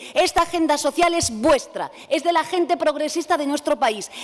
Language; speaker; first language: Spanish; native; Spanish